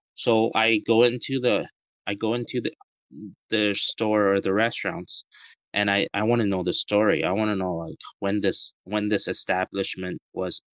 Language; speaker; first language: English; native; English